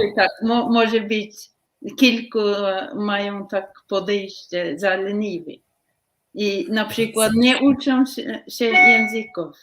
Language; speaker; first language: Polish; non-native, learner; Norwegian